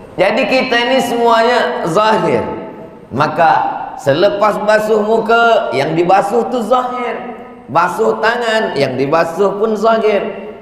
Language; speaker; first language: Malay; native; Malay